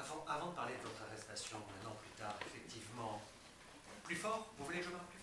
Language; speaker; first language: French; native; French